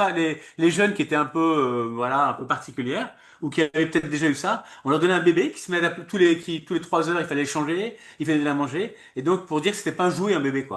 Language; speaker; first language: French; native; French